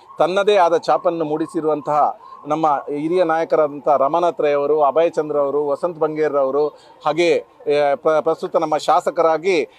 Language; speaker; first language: Kannada; non-native, local second language; Tulu